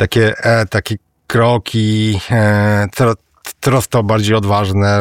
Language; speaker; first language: Polish; native; Polish